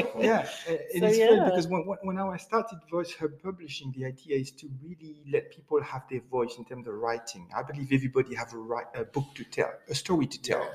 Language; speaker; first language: English; non-native, fluent; French